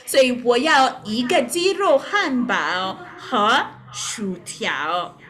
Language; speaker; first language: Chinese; non-native, learner; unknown